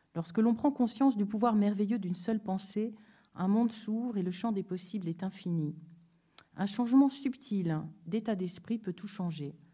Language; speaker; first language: French; native; French